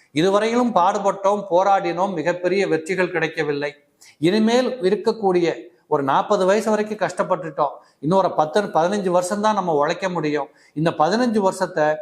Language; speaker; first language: Tamil; native; Tamil